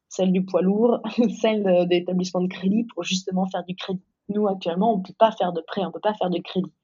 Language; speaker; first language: French; native; French